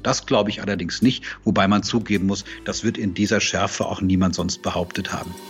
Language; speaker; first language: German; native; German